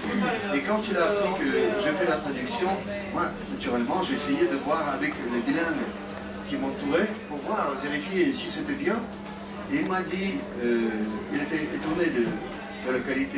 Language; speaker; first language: French; non-native, fluent; Russian